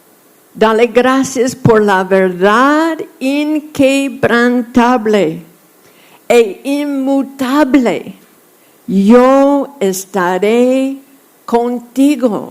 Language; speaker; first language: Spanish; non-native, fluent; English